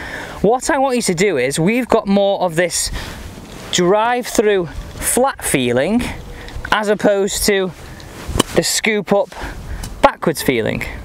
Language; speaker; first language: English; native; English